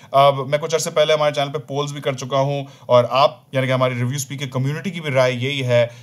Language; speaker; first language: Urdu; native; Urdu